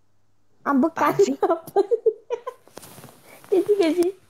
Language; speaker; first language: Vietnamese; non-native, learner; Indonesian